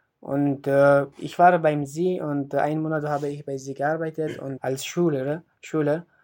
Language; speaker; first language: German; non-native, learner; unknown